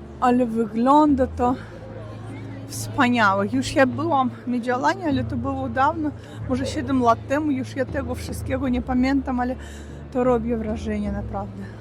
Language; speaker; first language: Polish; non-native, learner; Russian